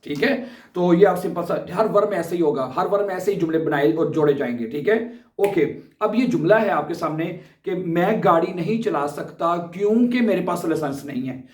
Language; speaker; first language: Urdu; native; Urdu